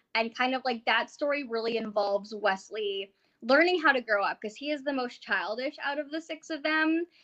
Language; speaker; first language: English; native; English